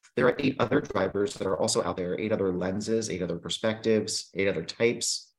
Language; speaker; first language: English; early bilingual, other home language; Greek